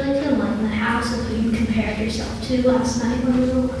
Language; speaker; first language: English; native; English